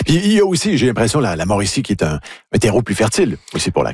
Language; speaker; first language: French; native; French